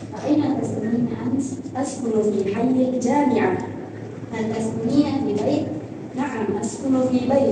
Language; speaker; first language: Arabic; non-native, learner; Indonesian